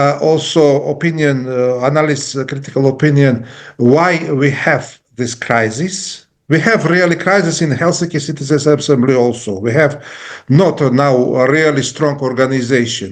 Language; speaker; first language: English; non-native, learner; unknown